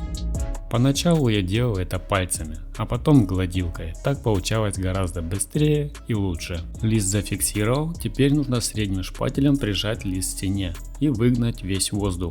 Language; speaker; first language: Russian; native; Russian